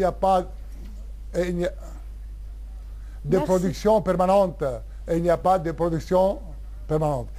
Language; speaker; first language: French; non-native, local second language; Arabic